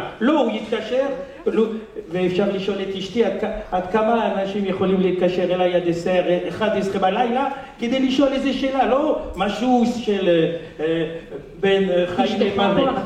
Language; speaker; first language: Hebrew; non-native, fluent; French